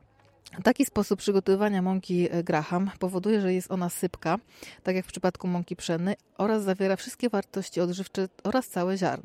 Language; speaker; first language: Polish; native; Polish